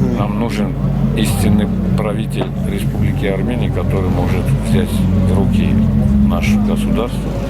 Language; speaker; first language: Russian; non-native, local second language; Armenian